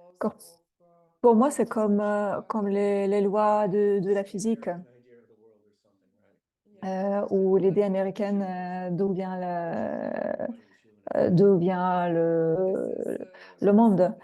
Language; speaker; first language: French; non-native, fluent; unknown